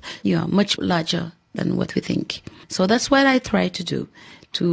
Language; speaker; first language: English; non-native, fluent; Wolof